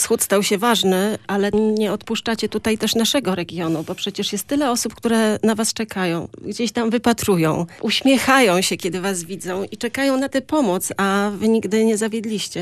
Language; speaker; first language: Polish; native; Polish